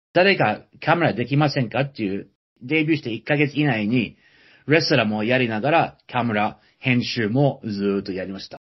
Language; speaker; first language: Japanese; non-native, fluent; English